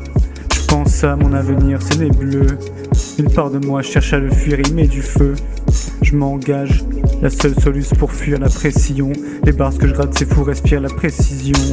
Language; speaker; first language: French; native; French